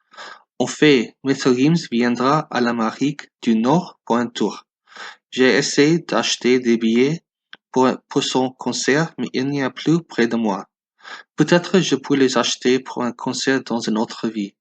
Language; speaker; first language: French; non-native, fluent; English